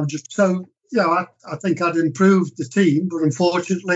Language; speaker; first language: English; native; English